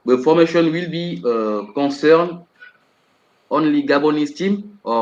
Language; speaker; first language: English; non-native, learner; French